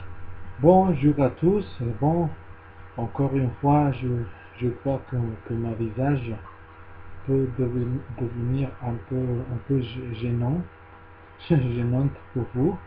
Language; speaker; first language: French; non-native, learner; Spanish